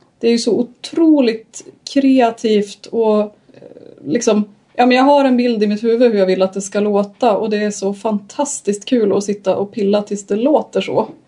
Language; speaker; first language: Swedish; native; Swedish